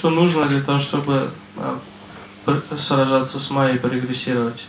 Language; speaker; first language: Russian; native; Russian